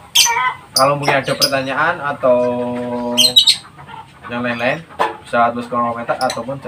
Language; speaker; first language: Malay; non-native, local second language; Javanese